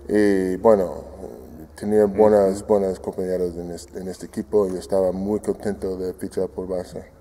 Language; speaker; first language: Spanish; non-native, fluent; English